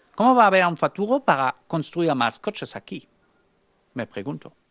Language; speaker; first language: Spanish; non-native, fluent; German